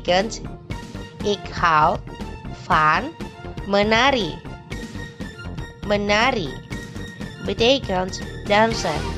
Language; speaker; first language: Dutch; non-native, fluent; Indonesian